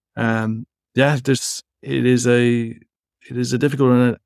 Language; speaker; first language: English; native; English